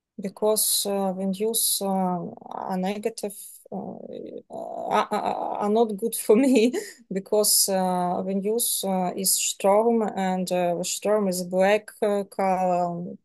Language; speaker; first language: English; non-native, learner; Serbian